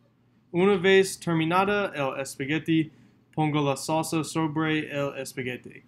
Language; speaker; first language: Spanish; non-native, learner; English